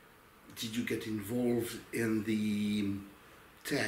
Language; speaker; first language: English; non-native, learner; French